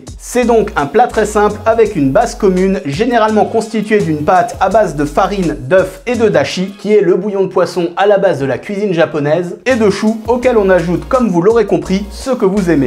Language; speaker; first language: French; native; French